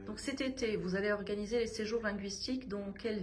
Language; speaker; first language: French; non-native, local second language; Arabic